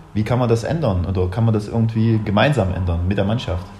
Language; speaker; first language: German; early bilingual, other home language; Russian